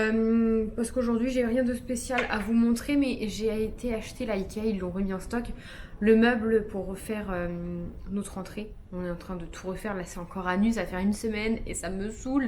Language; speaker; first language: French; native; French